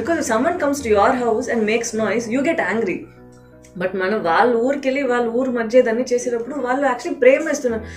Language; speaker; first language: Telugu; non-native, fluent; Tamil